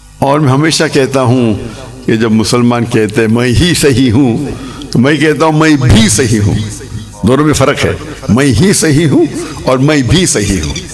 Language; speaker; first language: Urdu; non-native, local second language; English